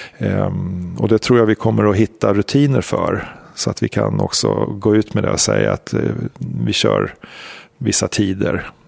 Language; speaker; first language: Swedish; native; Swedish